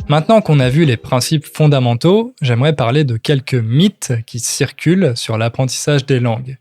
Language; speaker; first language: French; native; French